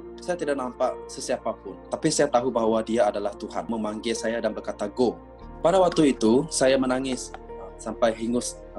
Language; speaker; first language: Malay; non-native, local second language; Iban